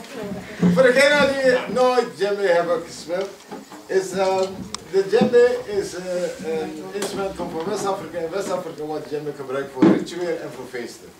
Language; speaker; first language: Dutch; non-native, fluent; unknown